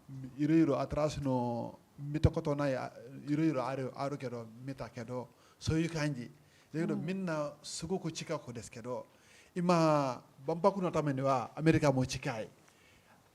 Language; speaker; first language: Japanese; non-native, learner; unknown